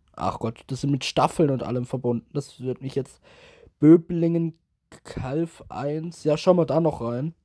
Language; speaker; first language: German; native; German